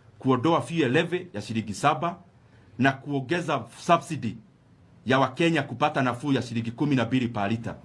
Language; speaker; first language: Swahili; non-native, local second language; Kikuyu